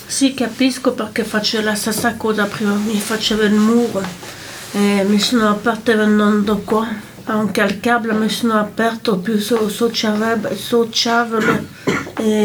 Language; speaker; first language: Italian; non-native, local second language; French